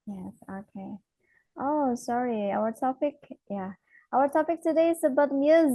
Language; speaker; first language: English; non-native, fluent; Indonesian